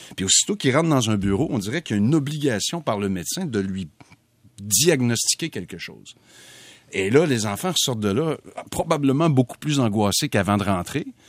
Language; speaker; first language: French; native; French